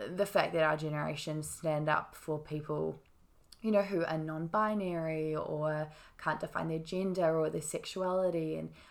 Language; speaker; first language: English; native; English